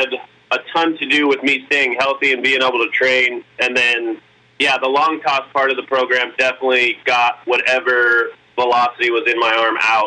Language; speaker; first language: English; native; English